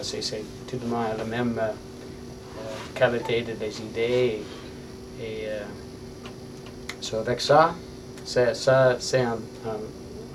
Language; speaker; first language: French; non-native, learner; English